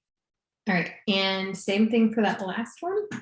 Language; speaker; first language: English; native; English